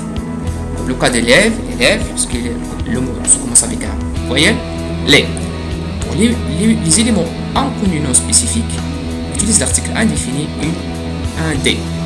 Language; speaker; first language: French; non-native, fluent; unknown